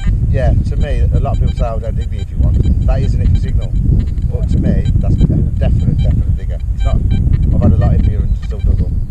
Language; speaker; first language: English; native; English